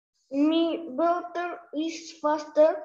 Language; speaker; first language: English; non-native, learner; Spanish